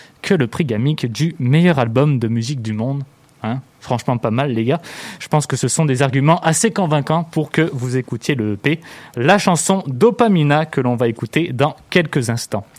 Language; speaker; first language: French; native; French